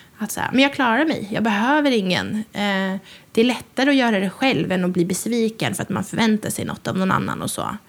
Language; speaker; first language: Swedish; native; Swedish